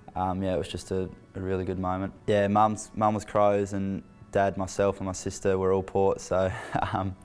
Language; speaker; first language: English; native; English